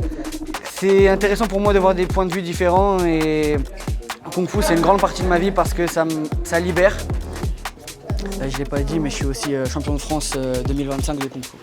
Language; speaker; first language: French; native; French